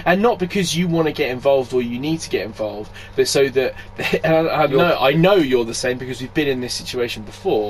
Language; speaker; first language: English; native; English